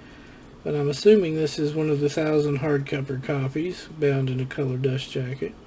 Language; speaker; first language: English; native; English